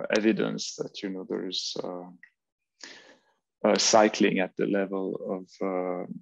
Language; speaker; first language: English; non-native, fluent; French